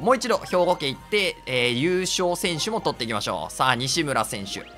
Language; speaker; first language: Japanese; native; Japanese